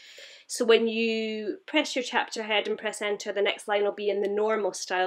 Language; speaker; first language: English; native; English